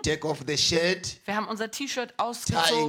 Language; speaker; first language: German; non-native, learner; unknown